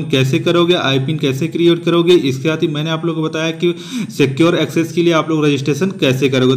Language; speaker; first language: Hindi; native; Hindi